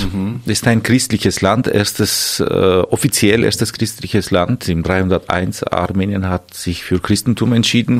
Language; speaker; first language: German; non-native, fluent; Armenian